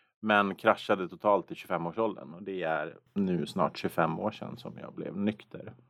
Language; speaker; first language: Swedish; native; Swedish